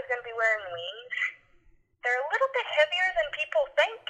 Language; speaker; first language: English; native; English